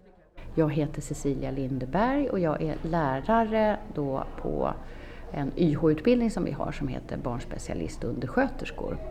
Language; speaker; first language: Swedish; native; Swedish